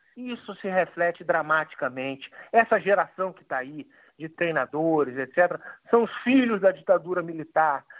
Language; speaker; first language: Portuguese; native; Portuguese